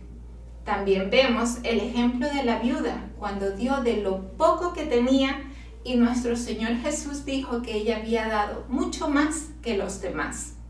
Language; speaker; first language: Spanish; native; Spanish